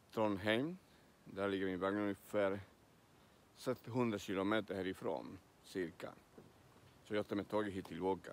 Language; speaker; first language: Swedish; non-native, learner; Spanish